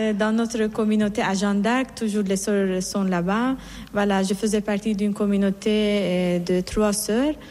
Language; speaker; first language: French; non-native, fluent; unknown